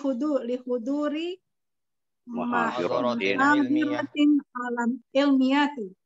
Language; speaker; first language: Arabic; non-native, learner; Indonesian